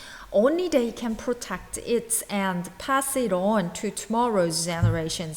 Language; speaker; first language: English; non-native, fluent; Korean